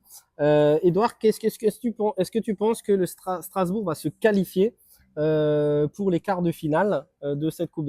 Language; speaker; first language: French; native; French